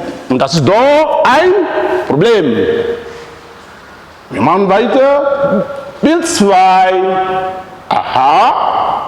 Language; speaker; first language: German; non-native, fluent; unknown